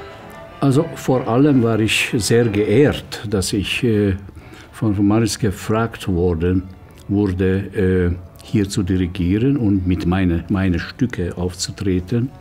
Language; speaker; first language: German; non-native, fluent; Hungarian